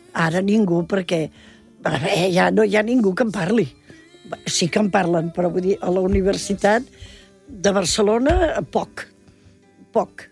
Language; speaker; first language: Catalan; native; Catalan